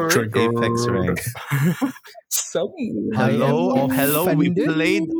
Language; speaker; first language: English; non-native, local second language; Filipino